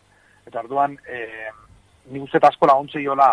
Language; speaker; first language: Basque; native; Basque